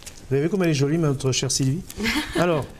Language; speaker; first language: French; native; French